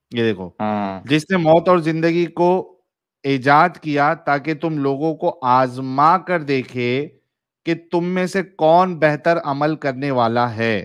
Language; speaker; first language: Hindi; native; Hindi